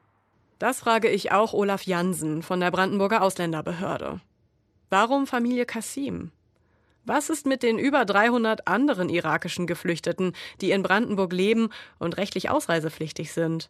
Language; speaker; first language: German; native; German